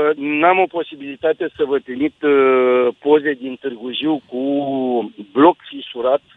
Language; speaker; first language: Romanian; native; Romanian